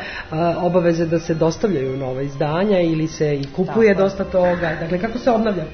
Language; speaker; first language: Serbian; native; Serbian